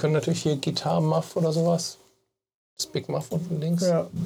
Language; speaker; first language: German; native; German